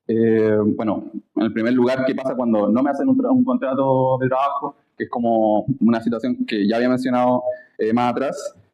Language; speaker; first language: Spanish; native; Spanish